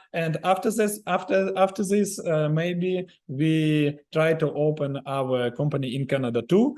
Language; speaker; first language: English; non-native, learner; Ukrainian